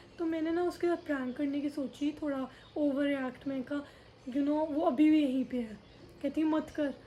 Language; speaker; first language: Hindi; early bilingual, heritage; Urdu